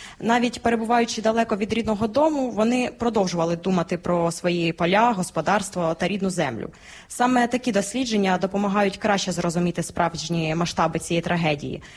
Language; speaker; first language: Ukrainian; native; Ukrainian